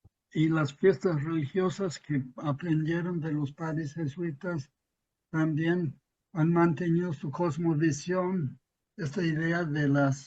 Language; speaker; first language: Spanish; non-native, fluent; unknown